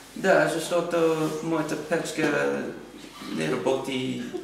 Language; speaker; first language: Bulgarian; non-native, learner; English